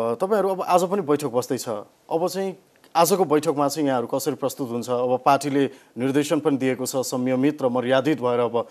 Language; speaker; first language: Nepali; native; Nepali